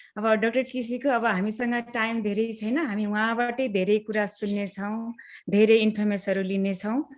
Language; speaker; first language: Nepali; native; Nepali